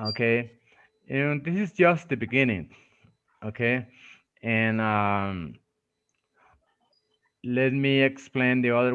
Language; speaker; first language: English; non-native, fluent; Spanish